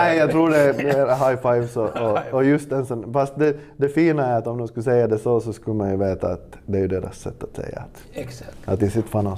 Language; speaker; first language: Swedish; native; Swedish